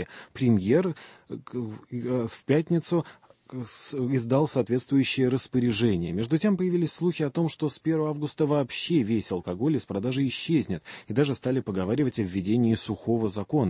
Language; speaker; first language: Russian; native; Russian